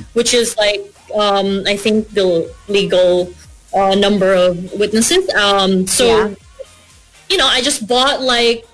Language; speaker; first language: English; non-native, local second language; Korean